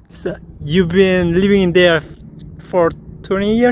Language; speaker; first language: English; non-native, learner; Korean